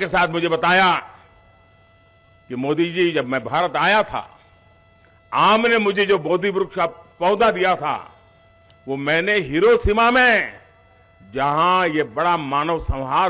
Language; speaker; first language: Hindi; non-native, local second language; Gujarati